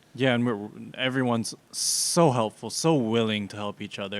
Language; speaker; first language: English; native; English